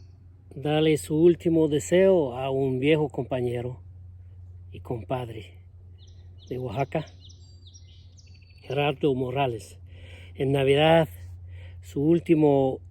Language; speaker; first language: Spanish; non-native, fluent; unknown